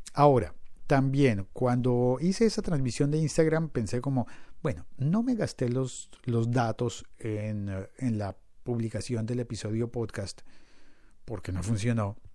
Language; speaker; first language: Spanish; native; Spanish